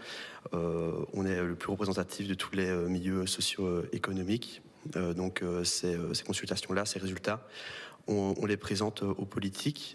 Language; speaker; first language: French; native; French